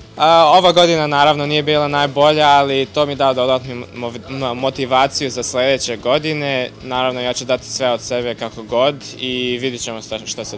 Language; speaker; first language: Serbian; early bilingual, heritage; Serbian